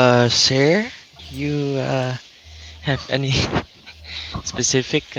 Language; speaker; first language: English; non-native, learner; Vietnamese